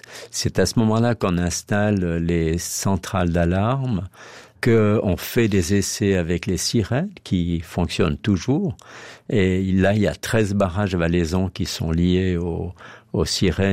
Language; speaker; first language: French; native; French